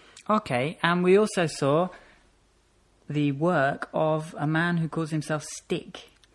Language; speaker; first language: English; native; English